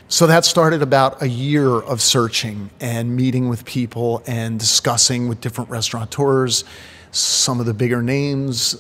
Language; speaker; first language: English; native; English